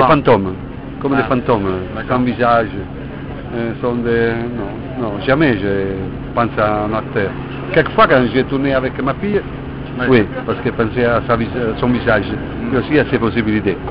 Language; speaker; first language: French; non-native, fluent; Italian